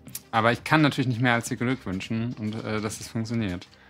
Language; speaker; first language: German; native; German